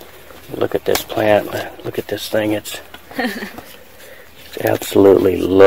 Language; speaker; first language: English; native; English